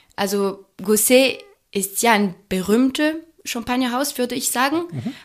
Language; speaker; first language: German; non-native, fluent; French